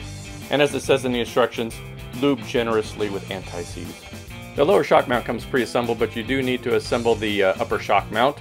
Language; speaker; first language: English; native; English